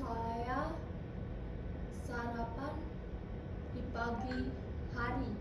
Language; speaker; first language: Indonesian; non-native, learner; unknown